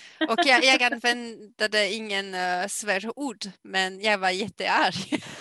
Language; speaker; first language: Swedish; non-native, fluent; French